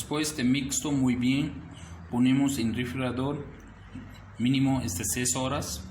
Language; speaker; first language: Spanish; non-native, learner; Urdu